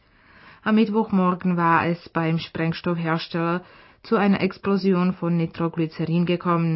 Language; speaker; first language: German; non-native, fluent; Czech